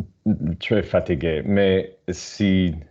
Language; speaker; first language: French; non-native, learner; English